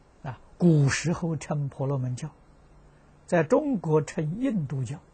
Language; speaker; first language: Chinese; native; Chinese